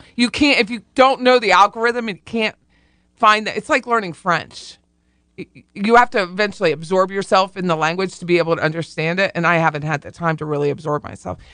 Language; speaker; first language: English; native; English